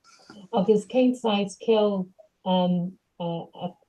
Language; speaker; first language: Irish; non-native, local second language; English